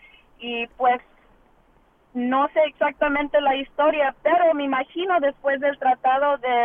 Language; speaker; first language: Spanish; early bilingual, heritage; Spanish